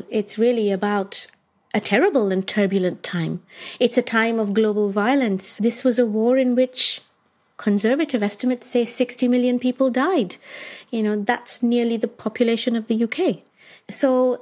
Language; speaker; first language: English; non-native, local second language; Bangla